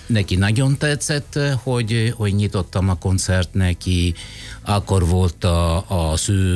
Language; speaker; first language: Hungarian; non-native, fluent; Italian